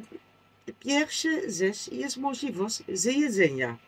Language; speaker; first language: Polish; non-native, learner; Dutch